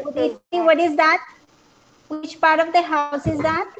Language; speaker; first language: English; non-native, fluent; Spanish